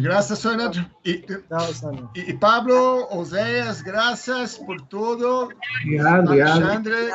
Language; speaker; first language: Spanish; non-native, learner; Portuguese